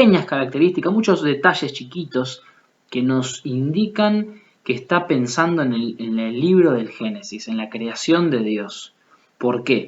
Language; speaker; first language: Spanish; native; Spanish